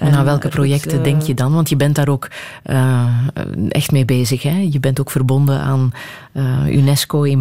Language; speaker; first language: Dutch; native; Dutch